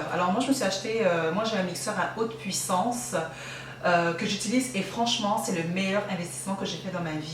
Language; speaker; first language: French; native; French